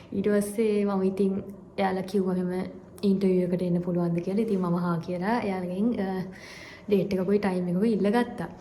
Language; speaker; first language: Sinhala; native; Sinhala